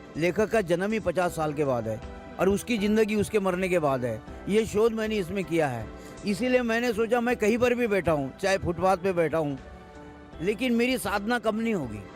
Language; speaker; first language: Hindi; non-native, local second language; Marathi